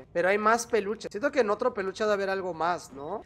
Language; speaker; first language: Spanish; native; Spanish